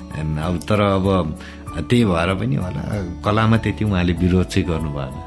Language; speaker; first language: Nepali; non-native, local second language; Eastern Tamang